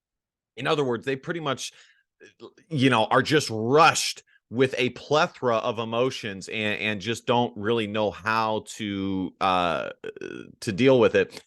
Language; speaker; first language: English; native; English